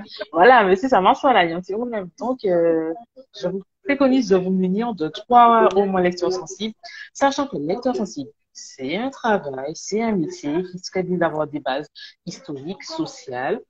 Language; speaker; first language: French; native; French